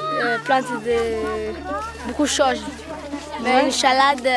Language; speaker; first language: French; non-native, learner; Malagasy